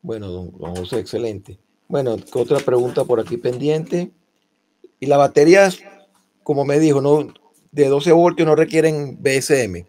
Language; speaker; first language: Spanish; native; Spanish